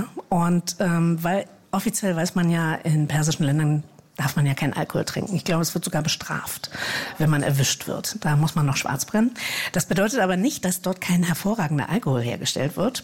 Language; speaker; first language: German; native; German